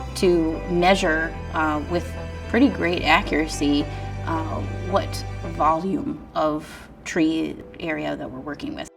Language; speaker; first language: English; native; English